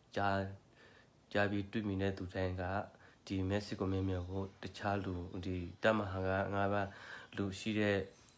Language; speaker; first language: Burmese; non-native, local second language; S'gaw Karen